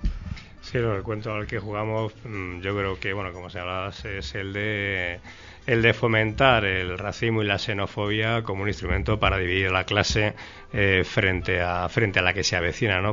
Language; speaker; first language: Spanish; native; Spanish